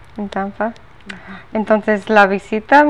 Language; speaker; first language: Spanish; non-native, learner; English